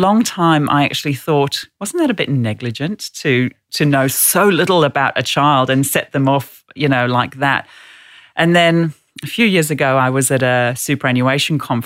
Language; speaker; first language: English; native; English